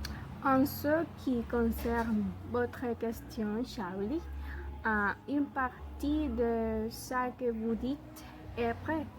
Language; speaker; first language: French; non-native, learner; Spanish